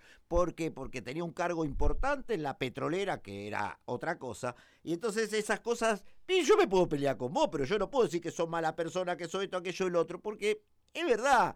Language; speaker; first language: Spanish; native; Spanish